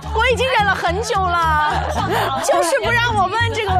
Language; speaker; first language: Chinese; native; Chinese